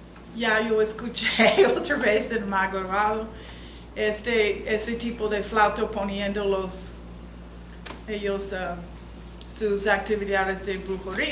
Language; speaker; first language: Spanish; non-native, learner; English